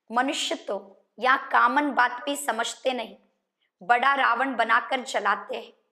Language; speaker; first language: Hindi; non-native, local second language; Kannada